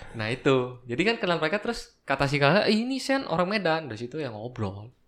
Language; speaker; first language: Indonesian; native; Indonesian